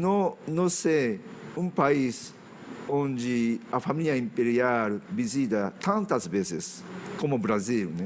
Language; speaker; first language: Portuguese; non-native, fluent; Japanese